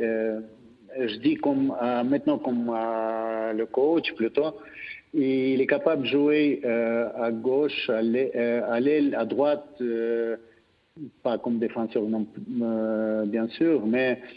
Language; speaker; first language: French; non-native, fluent; Russian